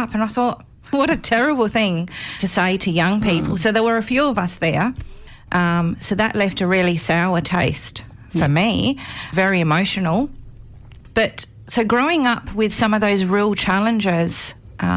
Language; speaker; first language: English; native; English